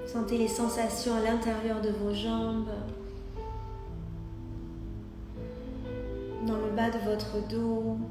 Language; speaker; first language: French; native; French